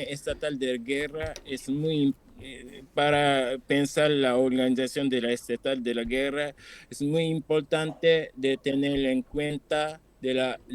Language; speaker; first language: Spanish; non-native, fluent; Japanese